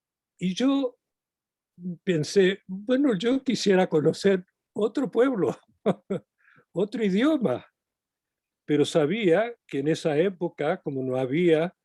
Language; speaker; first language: Spanish; non-native, fluent; English